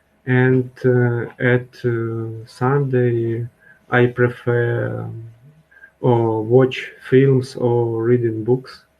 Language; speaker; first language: English; non-native, learner; Russian